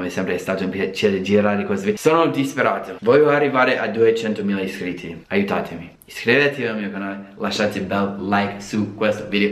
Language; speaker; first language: Italian; non-native, fluent; English